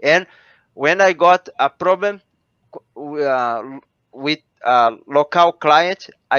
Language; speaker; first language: English; non-native, learner; Portuguese